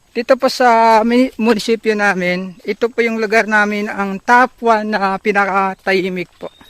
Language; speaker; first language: Filipino; non-native, local second language; Hiligaynon